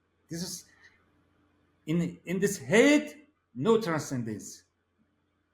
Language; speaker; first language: English; non-native, learner; Mongolian